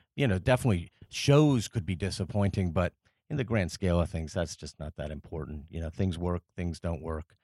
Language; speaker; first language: English; early bilingual, other home language; French